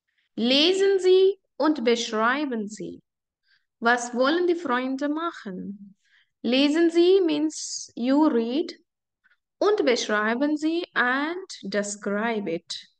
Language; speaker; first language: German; non-native, fluent; Hindi